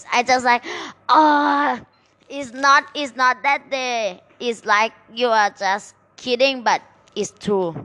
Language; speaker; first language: English; non-native, learner; Thai